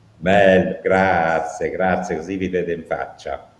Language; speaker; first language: Italian; non-native, fluent; English